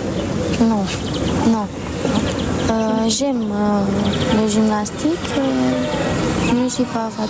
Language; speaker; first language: French; non-native, learner; Romanian